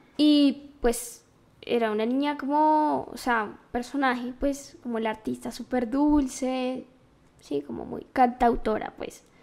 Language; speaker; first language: Spanish; native; Spanish